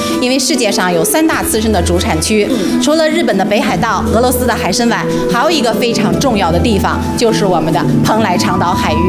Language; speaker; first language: Chinese; native; Chinese